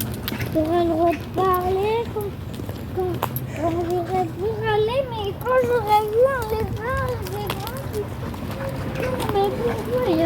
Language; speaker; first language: French; native; French